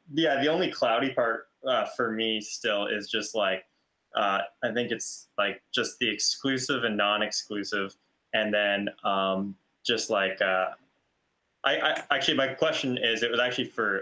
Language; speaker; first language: English; native; English